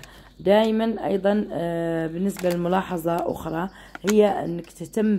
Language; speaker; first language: Arabic; native; Arabic